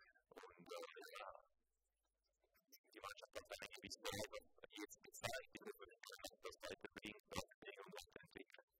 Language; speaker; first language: German; non-native, local second language; Italian